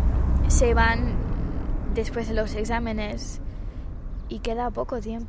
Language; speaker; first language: Spanish; non-native, fluent; English